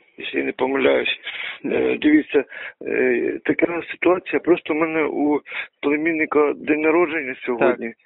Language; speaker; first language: Ukrainian; non-native, local second language; Russian